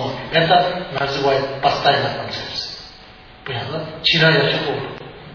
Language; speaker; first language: Russian; non-native, learner; Tibetan